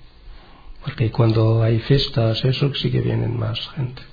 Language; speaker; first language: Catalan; non-native, learner; Arabic